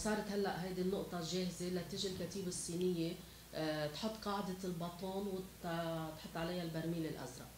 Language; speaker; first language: Arabic; native; Arabic